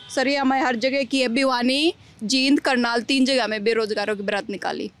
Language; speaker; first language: Hindi; native; Hindi